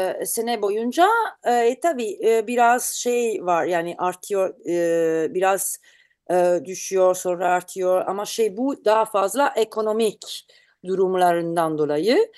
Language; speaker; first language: Turkish; non-native, learner; Italian